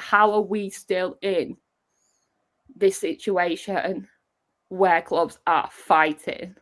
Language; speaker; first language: English; native; English